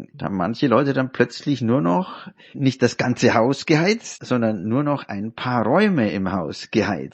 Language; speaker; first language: German; native; German